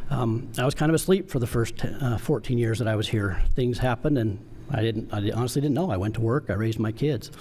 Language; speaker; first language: English; native; English